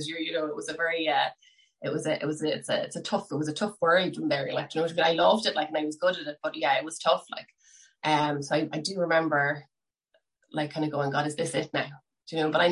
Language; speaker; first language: English; native; English